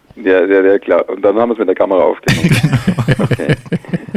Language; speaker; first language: German; native; German